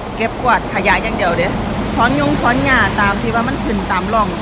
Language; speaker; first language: Thai; non-native, local second language; Northeastern Thai